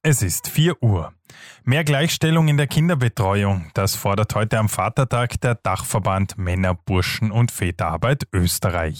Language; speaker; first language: German; native; German